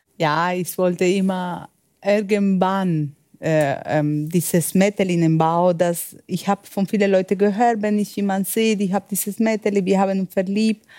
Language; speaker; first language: German; non-native, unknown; Spanish